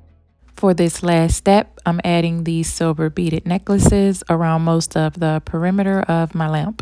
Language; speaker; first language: English; native; English